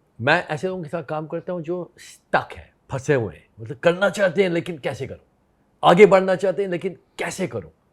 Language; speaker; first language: Hindi; non-native, fluent; English